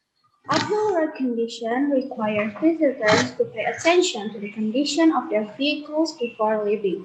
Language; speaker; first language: English; non-native, learner; Indonesian